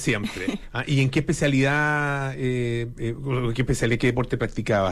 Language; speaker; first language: Spanish; native; Spanish